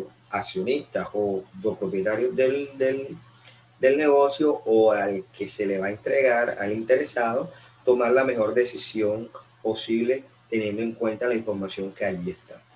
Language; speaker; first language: Spanish; native; Spanish